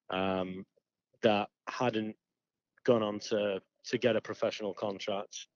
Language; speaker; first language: English; native; English